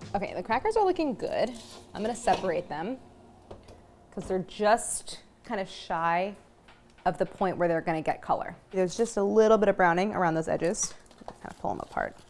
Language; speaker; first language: English; native; English